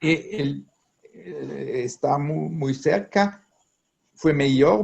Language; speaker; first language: Spanish; non-native, fluent; Italian